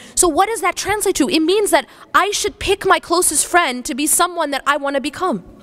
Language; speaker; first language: English; native; English